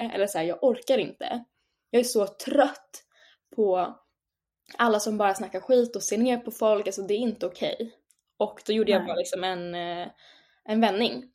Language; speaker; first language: Swedish; native; Swedish